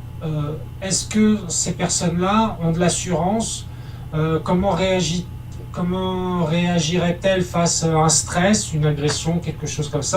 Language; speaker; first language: French; native; French